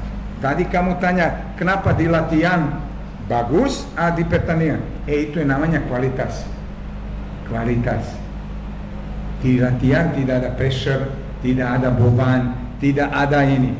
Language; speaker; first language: Indonesian; non-native, fluent; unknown